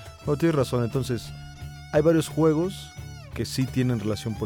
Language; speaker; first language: Spanish; native; Spanish